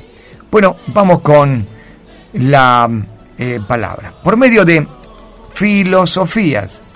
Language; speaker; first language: Spanish; native; Spanish